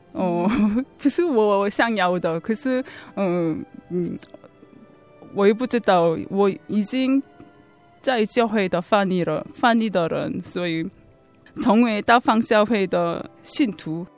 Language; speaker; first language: Chinese; non-native, fluent; Korean